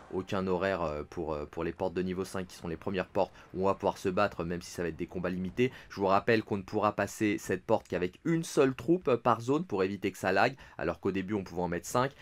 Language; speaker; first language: French; native; French